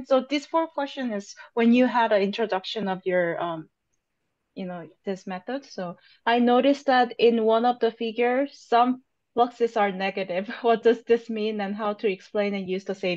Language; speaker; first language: English; non-native, fluent; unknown